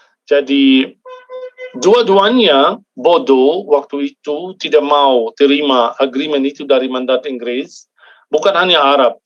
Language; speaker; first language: Indonesian; non-native, fluent; Arabic